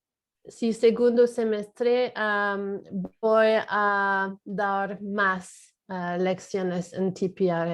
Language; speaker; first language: Spanish; non-native, learner; English